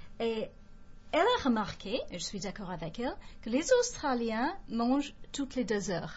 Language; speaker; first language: French; non-native, fluent; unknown